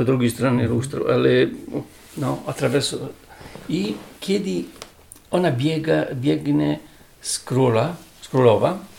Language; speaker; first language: Polish; non-native, learner; Italian